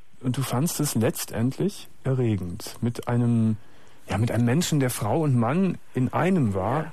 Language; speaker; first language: German; native; German